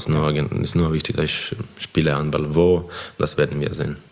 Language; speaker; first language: German; non-native, fluent; Croatian